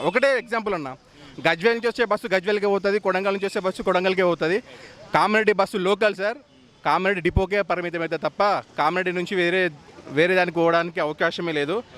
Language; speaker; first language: Telugu; native; Telugu